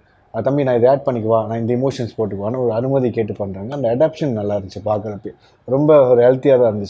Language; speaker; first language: Tamil; native; Tamil